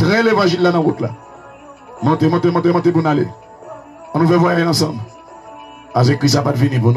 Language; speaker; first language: French; non-native, local second language; Haitian Creole